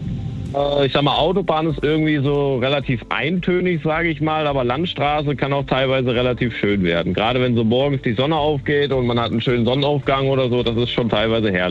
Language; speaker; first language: German; native; German